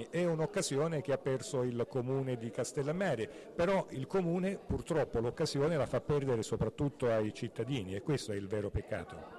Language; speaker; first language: Italian; native; Italian